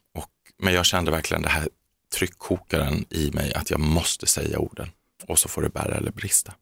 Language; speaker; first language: Swedish; native; Swedish